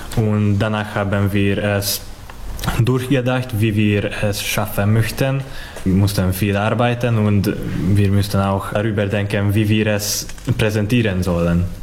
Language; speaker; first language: German; non-native, fluent; Hungarian